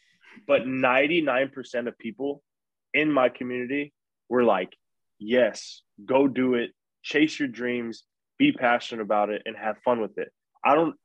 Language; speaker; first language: English; native; English